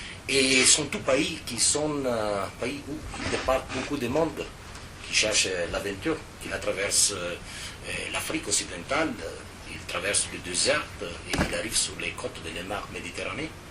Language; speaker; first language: French; non-native, fluent; Italian